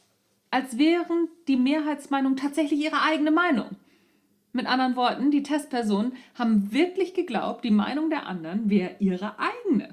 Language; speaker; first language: German; native; German